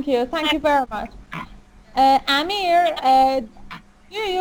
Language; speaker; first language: English; non-native, fluent; Persian